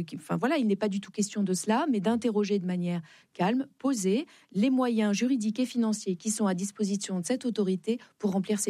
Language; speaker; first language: French; native; French